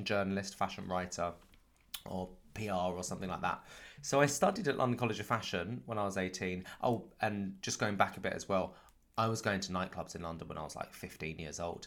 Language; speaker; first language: English; native; English